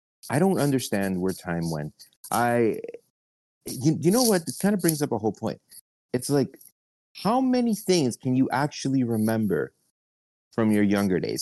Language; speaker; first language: English; early bilingual, other home language; Spanish